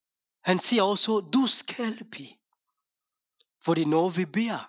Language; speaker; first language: Danish; non-native, fluent; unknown